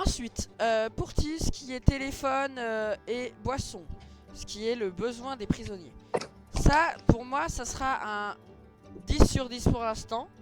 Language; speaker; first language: French; native; French